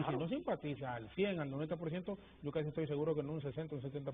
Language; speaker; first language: Spanish; native; Spanish